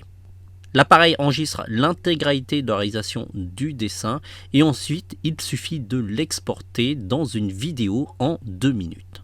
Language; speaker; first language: French; native; French